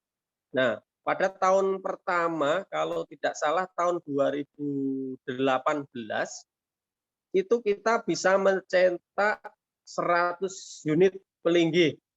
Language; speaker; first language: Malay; non-native, local second language; Javanese